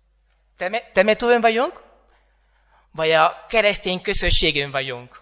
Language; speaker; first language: Hungarian; non-native, learner; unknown